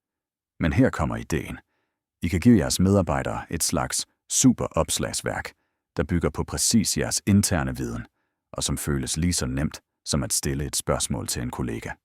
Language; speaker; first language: Danish; native; Danish